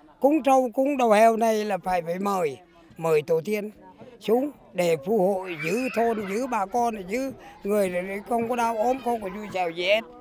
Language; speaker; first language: Vietnamese; non-native, local second language; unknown